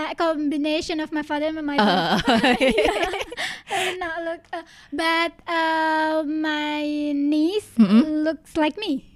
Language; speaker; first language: English; non-native, learner; Indonesian